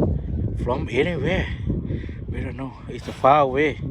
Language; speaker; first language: English; non-native, learner; Lao